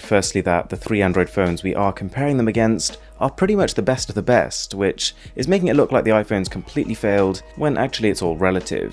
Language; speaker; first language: English; native; English